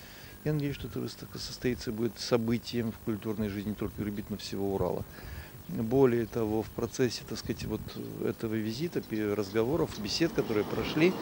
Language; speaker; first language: Russian; native; Russian